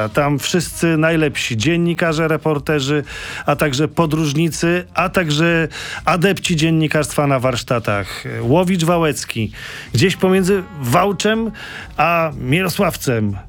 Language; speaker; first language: Polish; native; Polish